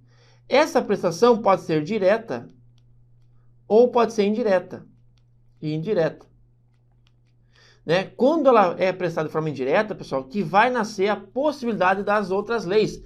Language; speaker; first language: Portuguese; native; Portuguese